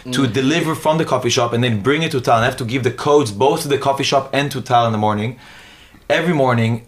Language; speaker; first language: English; early bilingual, other home language; Hebrew